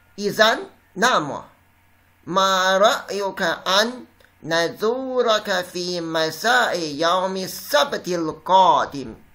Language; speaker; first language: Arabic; non-native, fluent; Chinese